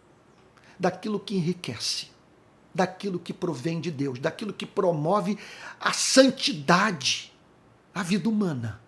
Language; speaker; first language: Portuguese; native; Portuguese